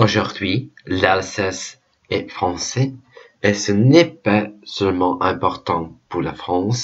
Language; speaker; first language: French; non-native, learner; Czech